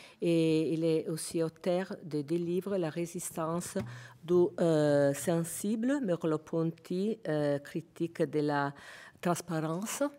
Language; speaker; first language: French; non-native, fluent; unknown